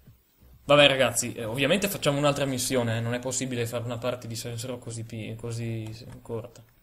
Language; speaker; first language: Italian; native; Italian